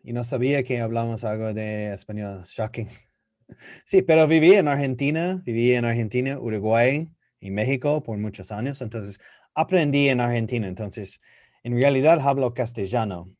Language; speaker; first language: Spanish; non-native, learner; English